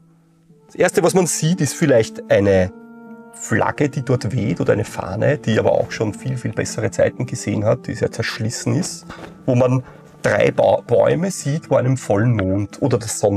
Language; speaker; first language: German; native; German